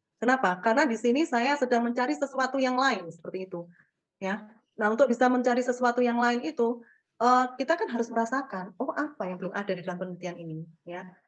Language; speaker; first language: Indonesian; native; Indonesian